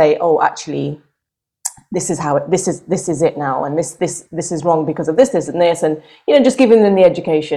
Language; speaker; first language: English; native; English